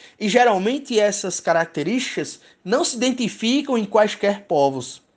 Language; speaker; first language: Portuguese; native; Portuguese